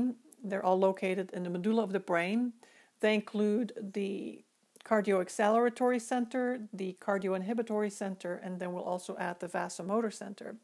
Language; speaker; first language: English; native; English